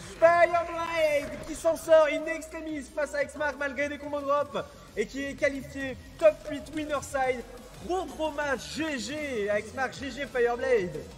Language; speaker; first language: French; native; French